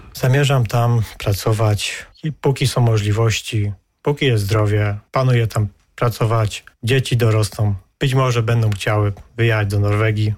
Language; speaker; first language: Polish; native; Polish